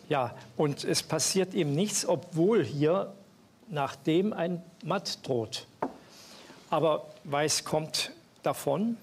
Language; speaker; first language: German; native; German